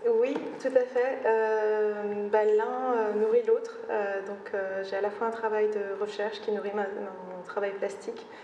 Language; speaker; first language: French; native; French